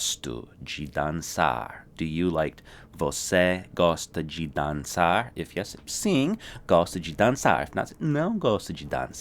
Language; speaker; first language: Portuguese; non-native, fluent; English